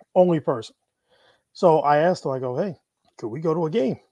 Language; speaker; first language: English; native; English